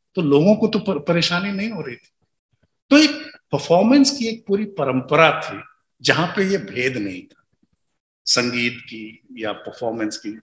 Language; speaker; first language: Hindi; non-native, local second language; Magahi